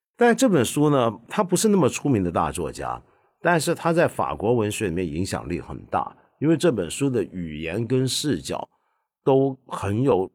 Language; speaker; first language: Chinese; non-native, local second language; Cantonese